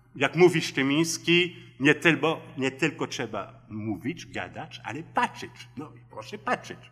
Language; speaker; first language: Polish; early bilingual, heritage; Polish